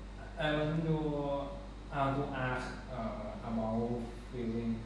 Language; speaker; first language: English; non-native, learner; Thai